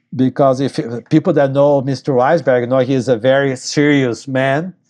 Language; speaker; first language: English; non-native, fluent; Portuguese